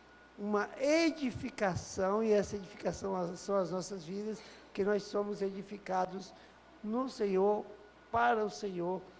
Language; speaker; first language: Portuguese; native; Portuguese